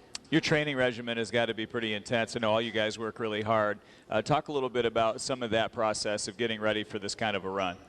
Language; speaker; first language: English; native; English